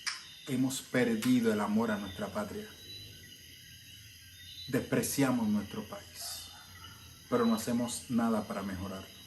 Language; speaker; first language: Spanish; native; Spanish